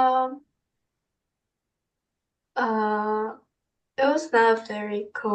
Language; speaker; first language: English; non-native, learner; Korean